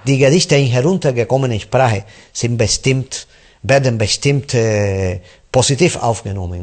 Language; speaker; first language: German; non-native, fluent; Spanish